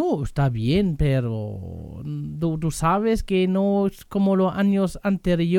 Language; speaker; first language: Spanish; non-native, fluent; German